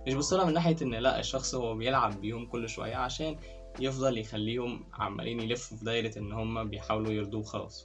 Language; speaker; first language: Arabic; native; Arabic